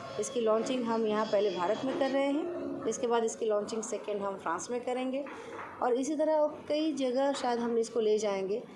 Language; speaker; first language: Hindi; native; Hindi